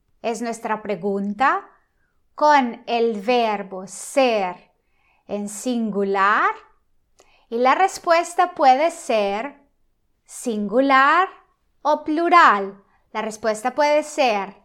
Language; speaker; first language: Spanish; non-native, fluent; Italian